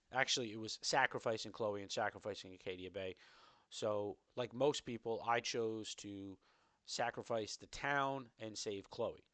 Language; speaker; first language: English; native; English